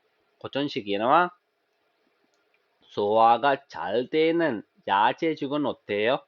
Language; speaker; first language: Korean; non-native, fluent; Sinhala